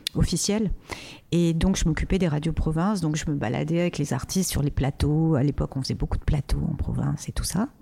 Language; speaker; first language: French; native; French